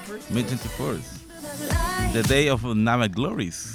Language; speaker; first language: English; non-native, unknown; Spanish